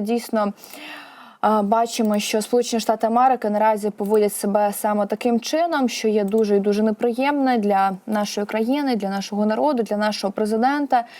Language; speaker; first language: Ukrainian; native; Ukrainian